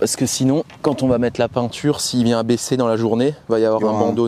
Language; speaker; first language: French; native; French